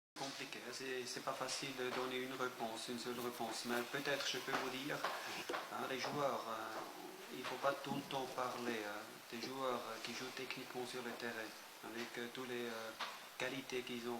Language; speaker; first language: French; non-native, fluent; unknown